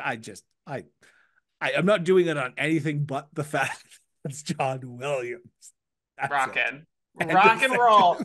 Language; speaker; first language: English; native; English